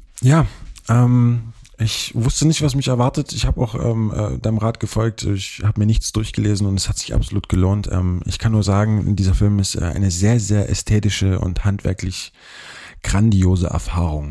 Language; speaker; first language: German; native; German